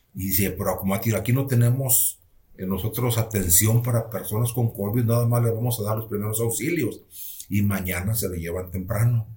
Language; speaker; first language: Spanish; native; Spanish